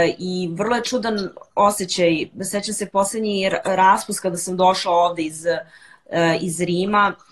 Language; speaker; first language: Serbian; early bilingual, heritage; Serbian